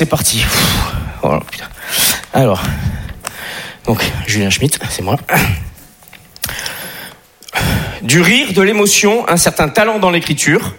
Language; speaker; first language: French; native; French